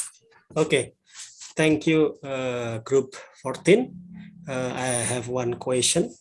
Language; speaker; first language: English; non-native, learner; Indonesian